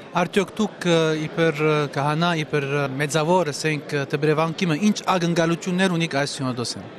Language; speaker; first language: Armenian; native; Armenian